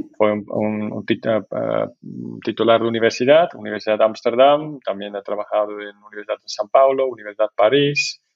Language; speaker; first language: Spanish; non-native, fluent; Dutch